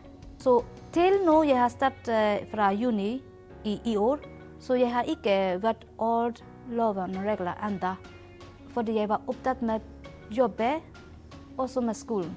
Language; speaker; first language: Norwegian; non-native, learner; Burmese